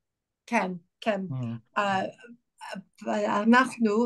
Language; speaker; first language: Hebrew; non-native, learner; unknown